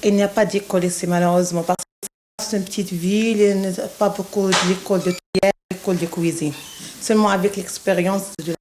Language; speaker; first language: French; non-native, local second language; Arabic